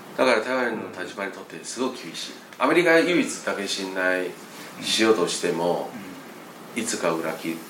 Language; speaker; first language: Japanese; non-native, fluent; Chinese